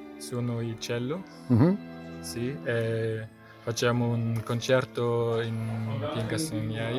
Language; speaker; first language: Italian; non-native, learner; German